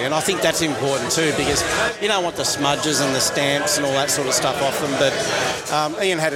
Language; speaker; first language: English; native; English